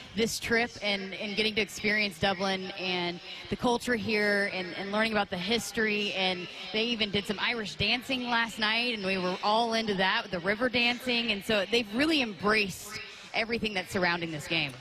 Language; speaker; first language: English; native; English